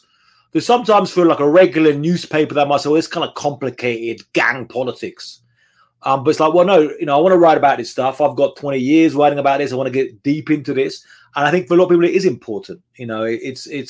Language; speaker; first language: English; native; English